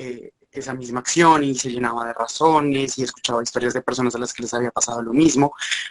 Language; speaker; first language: Spanish; native; Spanish